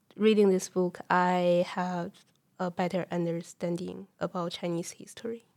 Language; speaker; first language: English; non-native, fluent; Chinese